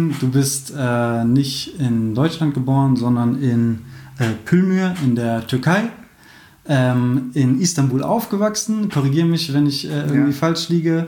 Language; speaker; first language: German; native; German